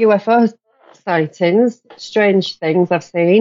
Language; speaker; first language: English; native; English